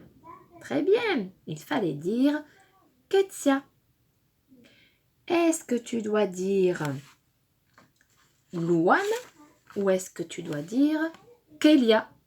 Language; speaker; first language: French; native; French